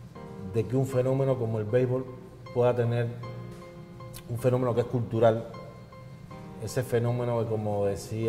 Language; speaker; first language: Spanish; native; Spanish